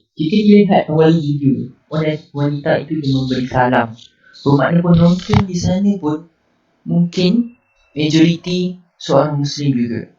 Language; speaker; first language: Malay; native; Malay